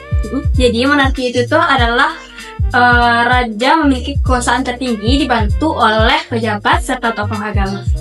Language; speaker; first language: Indonesian; native; Indonesian